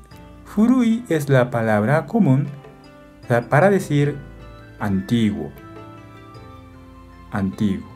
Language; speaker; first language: Spanish; non-native, fluent; Japanese